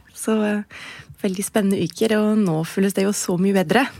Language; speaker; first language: Norwegian; non-native, fluent; German